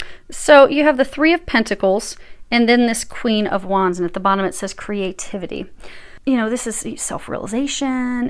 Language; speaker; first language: English; native; English